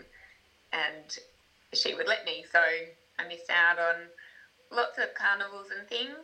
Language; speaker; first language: English; native; English